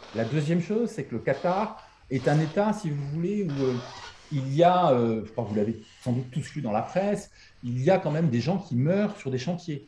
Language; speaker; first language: French; native; French